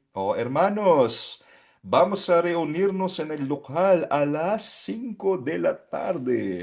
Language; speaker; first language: Spanish; non-native, fluent; Filipino